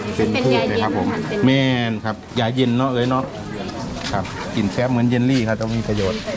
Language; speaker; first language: Thai; native; Thai